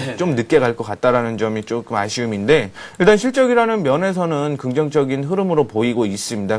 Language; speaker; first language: Korean; native; Korean